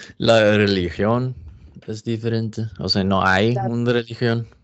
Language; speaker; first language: Spanish; non-native, learner; Norwegian